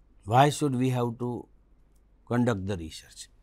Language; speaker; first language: English; non-native, local second language; Gujarati